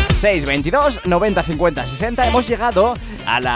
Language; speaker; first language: Spanish; native; Spanish